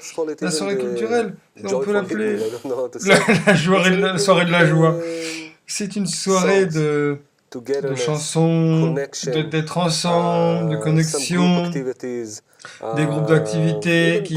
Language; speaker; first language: French; non-native, fluent; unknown